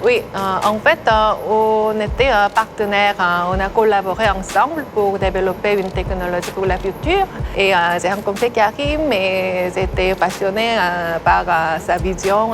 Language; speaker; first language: French; non-native, fluent; Korean